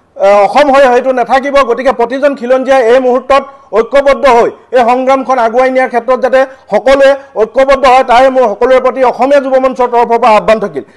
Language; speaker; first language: Assamese; native; Assamese